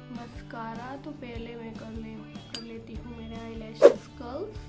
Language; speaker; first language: Hindi; non-native, local second language; Gujarati